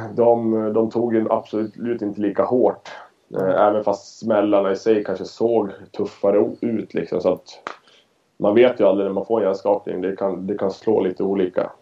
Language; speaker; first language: Swedish; native; Swedish